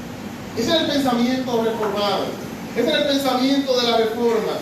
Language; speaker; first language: Spanish; native; Spanish